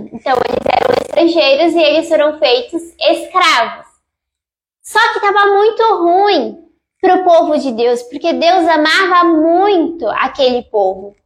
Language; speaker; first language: Portuguese; native; Portuguese